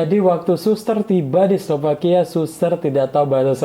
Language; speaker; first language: Indonesian; non-native, fluent; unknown